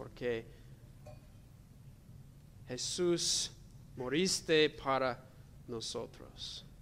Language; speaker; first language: Spanish; non-native, learner; English